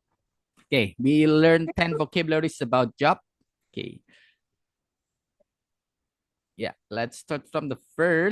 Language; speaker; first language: English; non-native, fluent; Indonesian